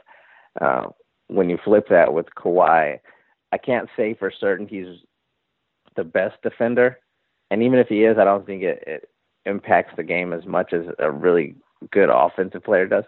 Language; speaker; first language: English; native; English